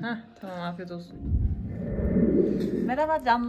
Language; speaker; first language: Turkish; non-native, learner; German